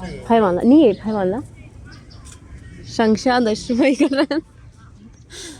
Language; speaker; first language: Chinese; non-native, fluent; Urdu